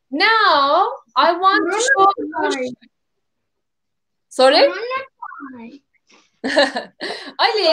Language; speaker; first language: English; non-native, fluent; Turkish